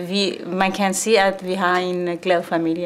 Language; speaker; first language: Danish; non-native, learner; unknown